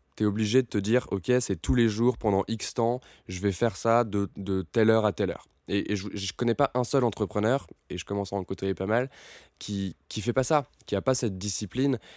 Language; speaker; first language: French; native; French